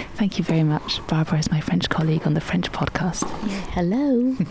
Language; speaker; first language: English; native; English